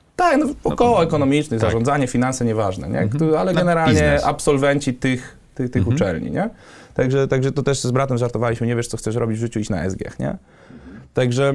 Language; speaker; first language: Polish; native; Polish